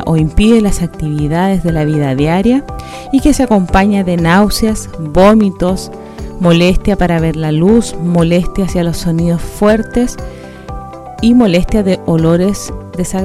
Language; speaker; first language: Spanish; native; Spanish